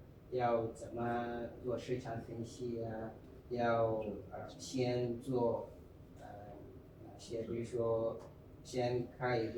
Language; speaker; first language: Chinese; non-native, fluent; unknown